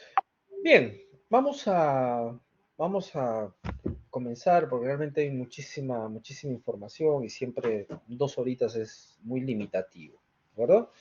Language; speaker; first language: Spanish; native; Spanish